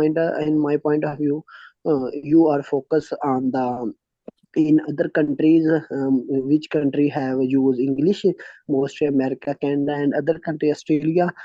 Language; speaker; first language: English; non-native, learner; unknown